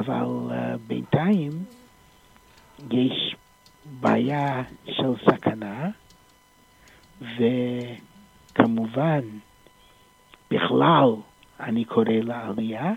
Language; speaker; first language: Hebrew; non-native, fluent; English